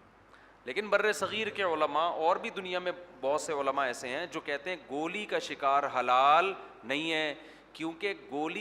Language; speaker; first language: Urdu; native; Urdu